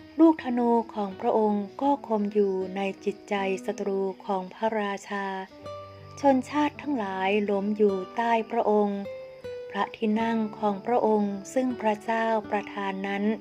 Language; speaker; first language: Thai; native; Thai